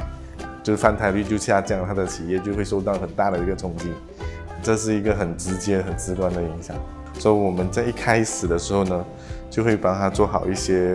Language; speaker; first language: Chinese; native; Chinese